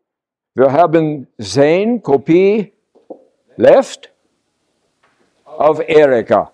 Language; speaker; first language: German; non-native, learner; English